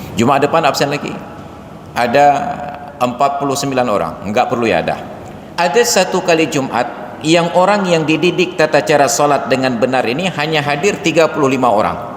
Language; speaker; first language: Malay; non-native, local second language; Achinese